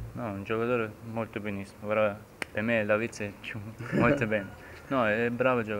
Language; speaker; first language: Italian; early bilingual, heritage; German